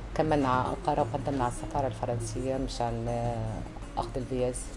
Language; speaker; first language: Arabic; native; Arabic